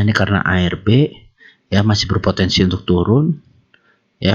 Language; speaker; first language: Indonesian; native; Indonesian